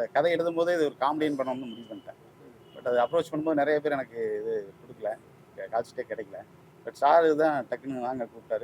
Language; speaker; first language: Tamil; native; Tamil